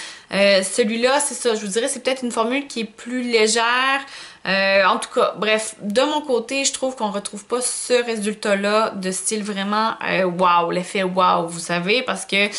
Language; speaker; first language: French; native; French